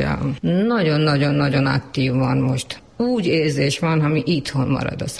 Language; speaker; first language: Hungarian; non-native, learner; Urdu